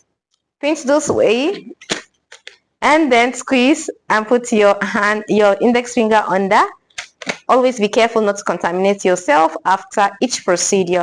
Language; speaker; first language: English; non-native, local second language; Igbo